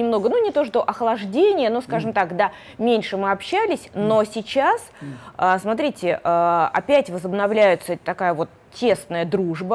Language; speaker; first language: Russian; native; Russian